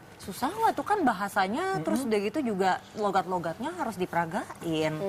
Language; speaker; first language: Indonesian; native; Indonesian